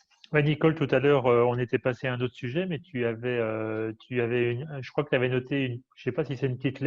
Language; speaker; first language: French; native; French